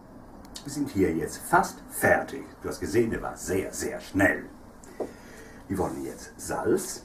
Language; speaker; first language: German; non-native, fluent; Italian